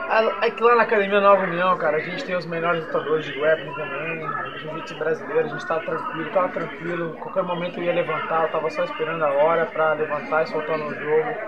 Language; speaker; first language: Portuguese; native; Portuguese